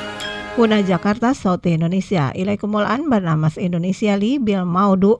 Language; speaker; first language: Arabic; non-native, fluent; Indonesian